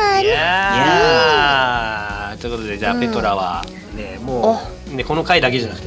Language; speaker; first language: Japanese; native; Japanese